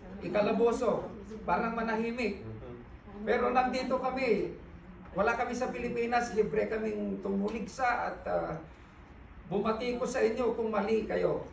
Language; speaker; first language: Filipino; non-native, local second language; Iloko